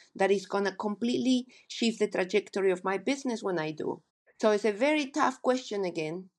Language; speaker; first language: English; non-native, fluent; Spanish